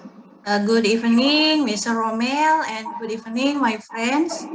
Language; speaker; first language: English; non-native, learner; Indonesian